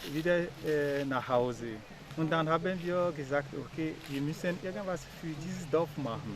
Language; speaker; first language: German; non-native, fluent; Ewe